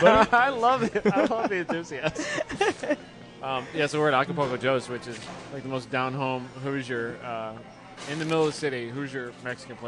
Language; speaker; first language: English; native; English